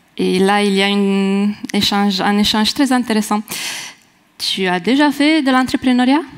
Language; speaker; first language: French; non-native, fluent; Romanian